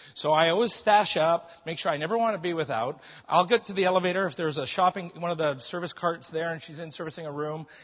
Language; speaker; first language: English; native; English